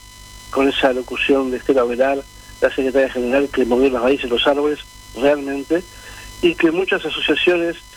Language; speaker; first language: Spanish; native; Spanish